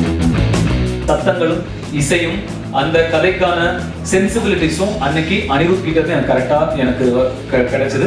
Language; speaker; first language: Tamil; native; Tamil